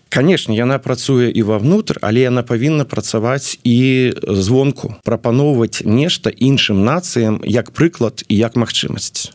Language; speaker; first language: Belarusian; non-native, local second language; Russian